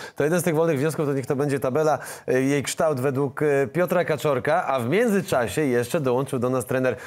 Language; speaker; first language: Polish; native; Polish